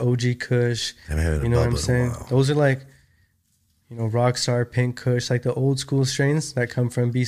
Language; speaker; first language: English; native; English